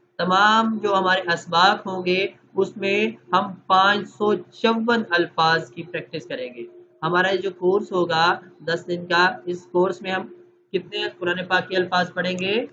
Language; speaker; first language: Urdu; native; Urdu